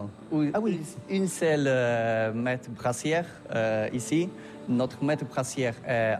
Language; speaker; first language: French; non-native, learner; Polish